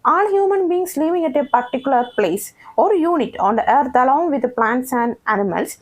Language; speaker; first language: English; non-native, local second language; Malayalam